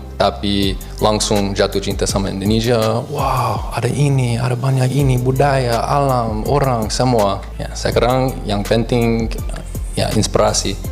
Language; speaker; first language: Indonesian; non-native, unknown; English